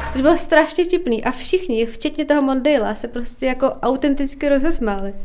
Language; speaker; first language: Czech; native; Czech